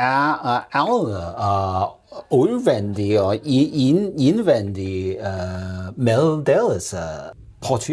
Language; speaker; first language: Danish; non-native, learner; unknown